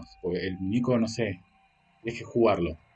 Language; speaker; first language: Spanish; native; Spanish